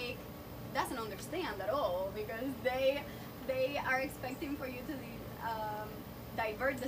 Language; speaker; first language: English; non-native, fluent; Spanish